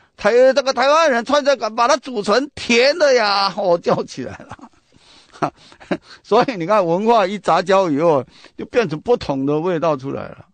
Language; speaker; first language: Chinese; non-native, local second language; Min Nan Chinese